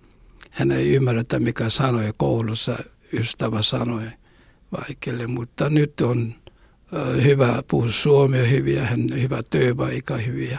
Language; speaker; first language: Finnish; non-native, learner; Korean